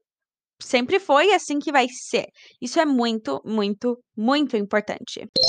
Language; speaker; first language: Portuguese; early bilingual, heritage; Portuguese